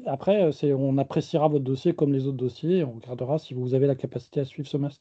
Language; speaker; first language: French; native; French